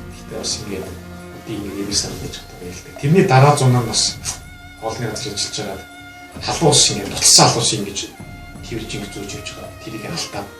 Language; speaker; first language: Mongolian; native; Mongolian